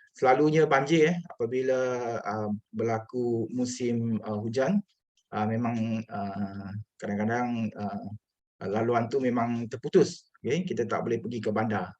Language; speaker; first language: Malay; non-native, local second language; Chinese